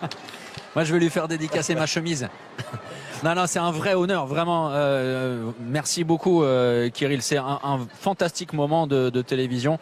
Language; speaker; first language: French; native; French